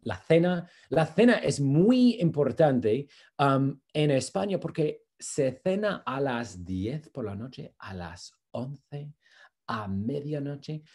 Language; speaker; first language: Spanish; non-native, fluent; English